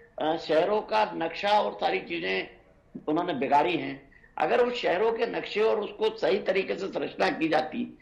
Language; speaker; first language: Hindi; native; Hindi